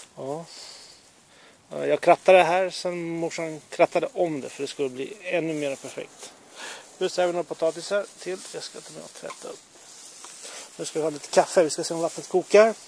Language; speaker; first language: Swedish; early bilingual, other home language; Serbian